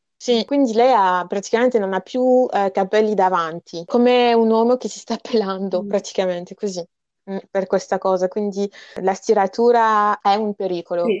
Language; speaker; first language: Italian; early bilingual, other home language; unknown